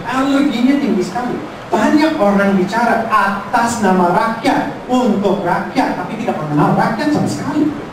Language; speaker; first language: Indonesian; non-native, fluent; English